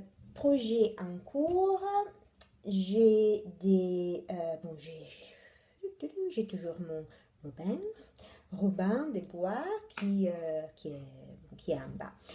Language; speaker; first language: French; non-native, fluent; Italian